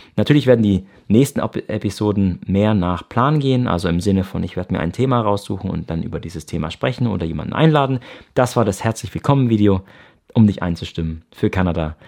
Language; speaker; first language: German; native; German